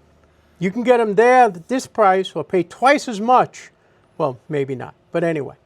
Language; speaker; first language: English; native; English